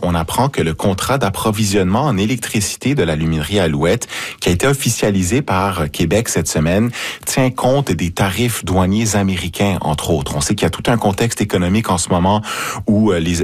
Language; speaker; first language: French; native; French